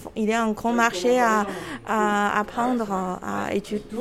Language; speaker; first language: French; non-native, fluent; Chinese